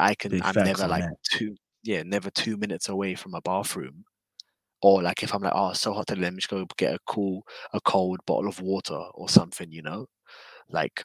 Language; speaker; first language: English; native; English